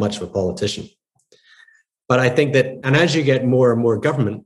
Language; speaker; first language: English; native; English